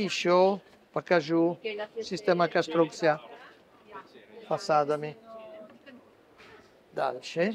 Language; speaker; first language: Russian; non-native, fluent; Italian